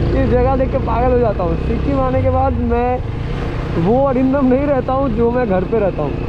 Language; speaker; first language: Hindi; non-native, local second language; Bangla